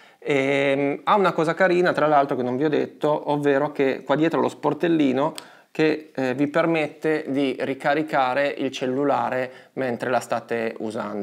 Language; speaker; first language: Italian; native; Italian